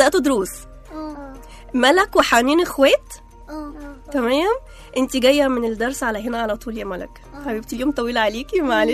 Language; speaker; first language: Arabic; native; Arabic